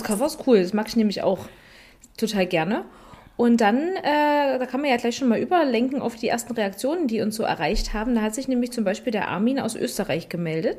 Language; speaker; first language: German; native; German